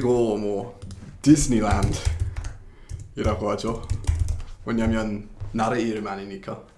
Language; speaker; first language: Korean; non-native, fluent; English